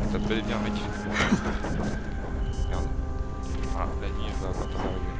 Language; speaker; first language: French; native; French